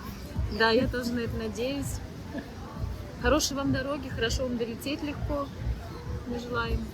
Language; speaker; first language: Russian; native; Russian